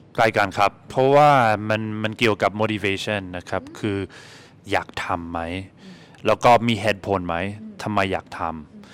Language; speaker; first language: Thai; non-native, fluent; English